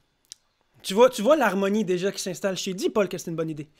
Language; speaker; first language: French; native; French